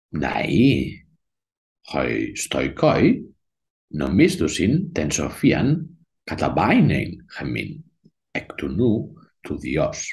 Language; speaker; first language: Greek; non-native, learner; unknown